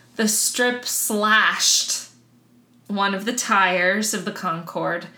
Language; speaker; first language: English; native; English